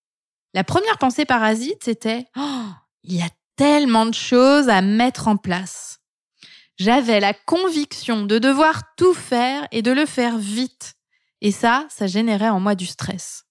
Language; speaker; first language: French; native; French